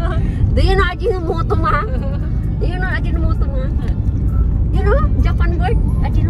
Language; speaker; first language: English; non-native, learner; Filipino